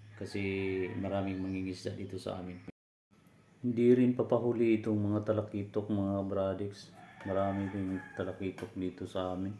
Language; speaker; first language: Filipino; non-native, local second language; Cebuano